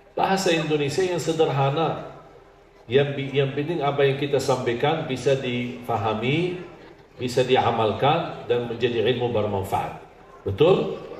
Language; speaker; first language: Indonesian; non-native, fluent; Arabic